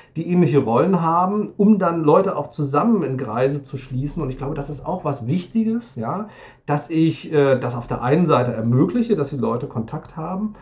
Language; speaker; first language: German; native; German